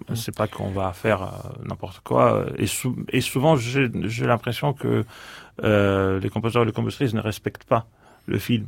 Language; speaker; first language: French; non-native, fluent; Greek